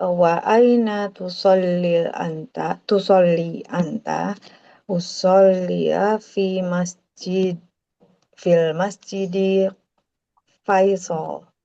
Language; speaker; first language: Arabic; non-native, learner; Indonesian